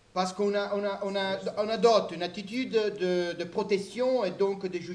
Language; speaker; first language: French; native; French